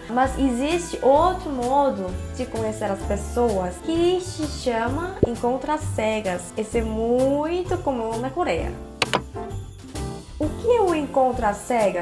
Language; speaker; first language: Portuguese; non-native, fluent; Korean